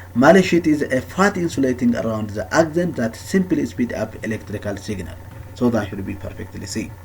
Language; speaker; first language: English; non-native, local second language; Amharic